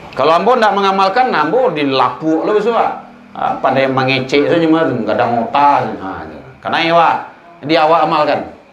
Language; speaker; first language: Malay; non-native, local second language; Minangkabau